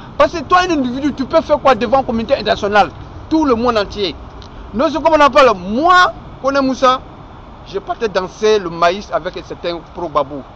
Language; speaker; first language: French; non-native, local second language; Dyula